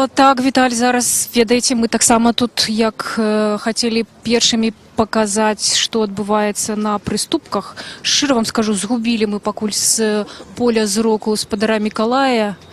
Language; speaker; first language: Belarusian; native; Belarusian